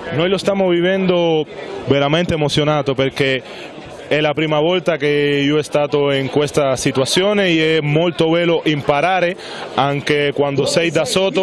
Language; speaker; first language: Italian; non-native, learner; Spanish